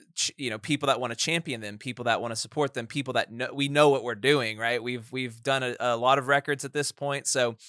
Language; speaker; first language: English; native; English